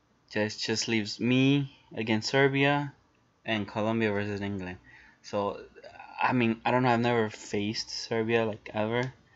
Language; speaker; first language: English; early bilingual, other home language; Spanish